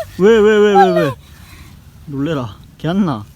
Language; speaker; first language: Korean; native; Korean